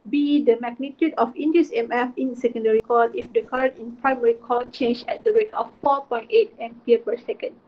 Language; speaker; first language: English; non-native, local second language; Malay